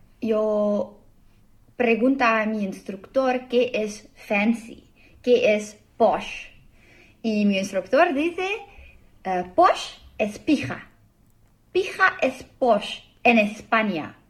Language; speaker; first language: Spanish; non-native, learner; English